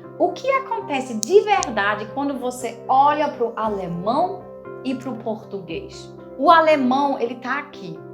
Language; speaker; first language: Portuguese; non-native, fluent; German